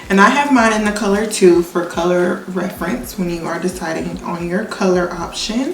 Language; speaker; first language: English; native; English